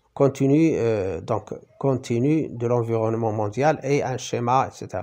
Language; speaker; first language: French; non-native, local second language; Arabic